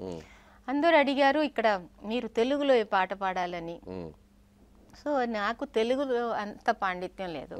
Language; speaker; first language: Telugu; non-native, local second language; Tamil